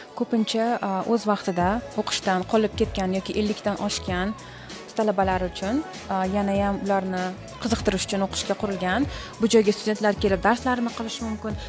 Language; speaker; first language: Uzbek; native; Uzbek